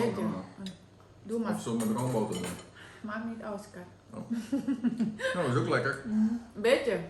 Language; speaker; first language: Dutch; non-native, learner; Thai